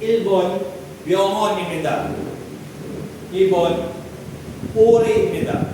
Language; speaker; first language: Korean; non-native, fluent; Filipino